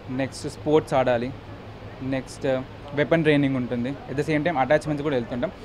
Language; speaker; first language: Telugu; native; Telugu